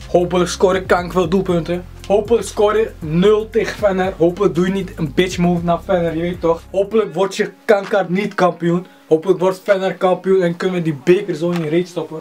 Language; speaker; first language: Dutch; native; Dutch